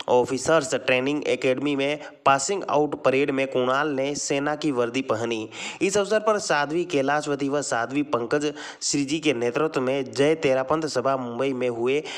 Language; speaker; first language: Hindi; native; Hindi